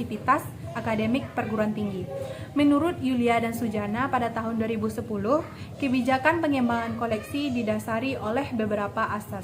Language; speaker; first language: Indonesian; native; Indonesian